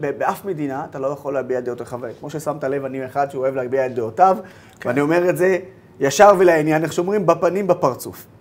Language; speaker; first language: Hebrew; non-native, local second language; Arabic